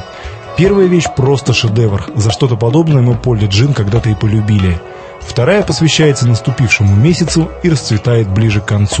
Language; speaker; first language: Russian; native; Russian